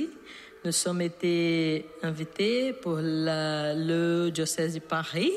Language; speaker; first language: French; non-native, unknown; Portuguese